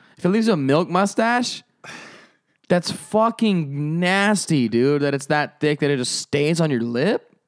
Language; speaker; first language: English; native; English